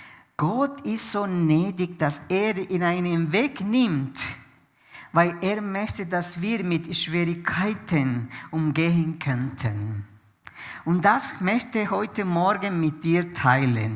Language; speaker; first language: German; non-native, fluent; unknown